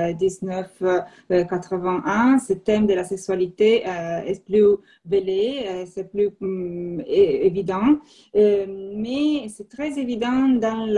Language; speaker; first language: French; non-native, learner; Italian